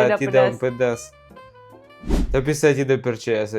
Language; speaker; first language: Indonesian; non-native, learner; Russian